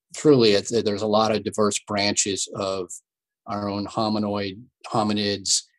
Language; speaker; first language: English; native; English